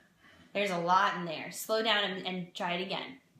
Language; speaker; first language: English; native; English